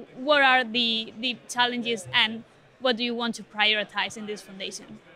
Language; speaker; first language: English; non-native, fluent; Spanish